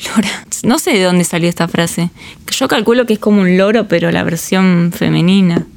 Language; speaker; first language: Spanish; native; Spanish